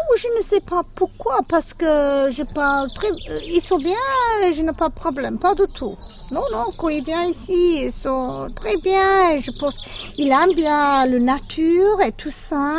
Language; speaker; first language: French; non-native, fluent; English